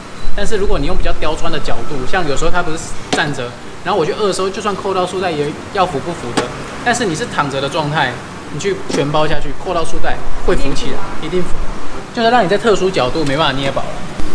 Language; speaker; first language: Chinese; native; Chinese